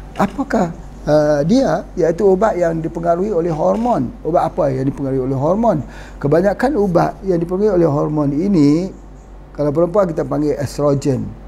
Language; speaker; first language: Malay; native; Malay